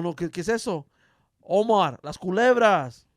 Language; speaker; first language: Spanish; early bilingual, heritage; Spanish